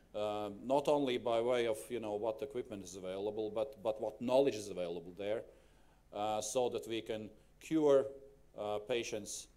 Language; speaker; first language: English; non-native, fluent; Latvian